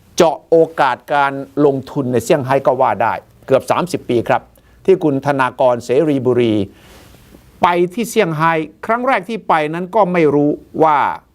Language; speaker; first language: Thai; native; Thai